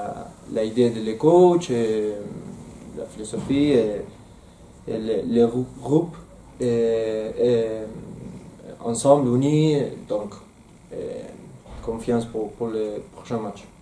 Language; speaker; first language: French; non-native, learner; Spanish